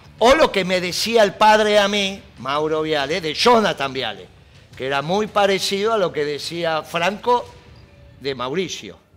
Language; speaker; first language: Spanish; native; Spanish